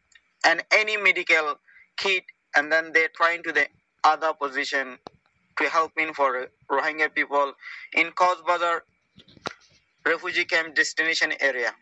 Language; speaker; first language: English; non-native, learner; Rohingya